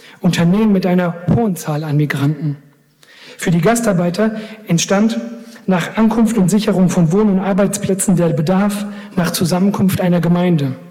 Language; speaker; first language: German; early bilingual, other home language; Greek